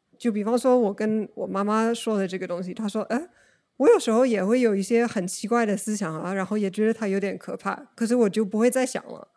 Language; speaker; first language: Chinese; non-native, fluent; English